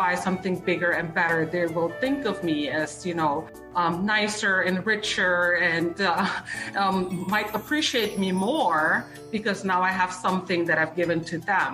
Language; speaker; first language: English; non-native, fluent; Dutch